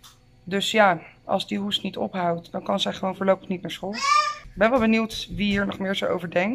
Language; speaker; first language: Dutch; native; Dutch